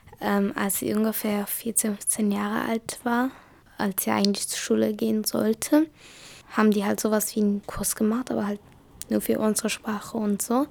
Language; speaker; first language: German; early bilingual, other home language; Kurdish